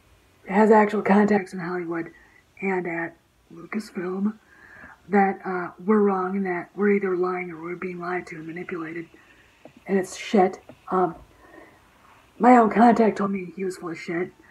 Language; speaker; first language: English; native; English